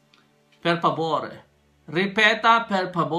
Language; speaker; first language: Italian; non-native, learner; Filipino